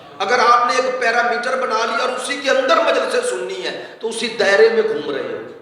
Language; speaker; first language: Urdu; non-native, local second language; Punjabi